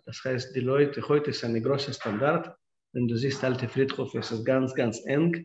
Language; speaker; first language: German; non-native, fluent; Russian